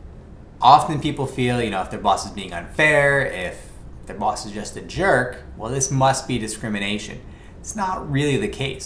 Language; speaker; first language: English; native; English